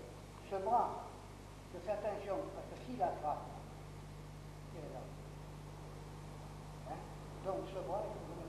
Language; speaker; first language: French; native; French